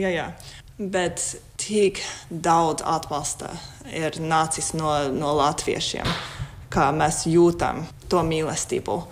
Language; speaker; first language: Latvian; non-native, fluent; English